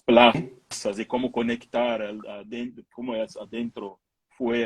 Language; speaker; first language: Spanish; non-native, fluent; Portuguese